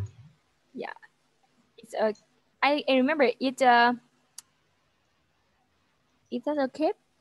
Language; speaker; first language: English; non-native, fluent; Vietnamese